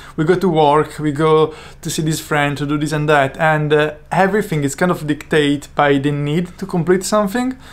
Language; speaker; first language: English; non-native, fluent; Italian